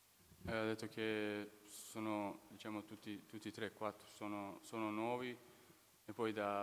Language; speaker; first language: Italian; non-native, fluent; Serbian